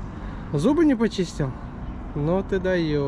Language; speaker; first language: Russian; native; Russian